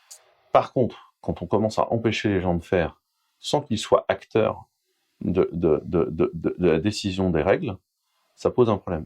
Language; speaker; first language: French; native; French